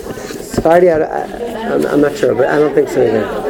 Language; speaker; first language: English; native; English